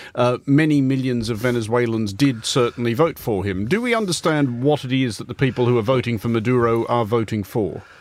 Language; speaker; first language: English; native; English